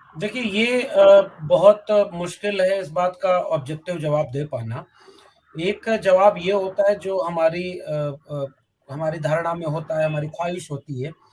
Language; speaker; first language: Hindi; non-native, local second language; Bhojpuri